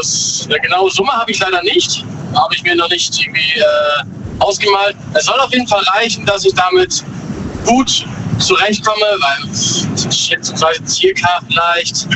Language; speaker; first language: German; native; German